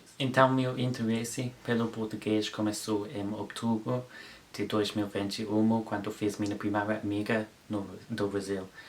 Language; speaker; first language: Portuguese; non-native, learner; English